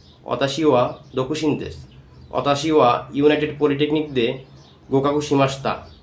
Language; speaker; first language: Japanese; non-native, learner; Bangla